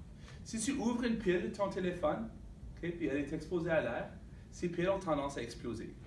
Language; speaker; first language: French; native; French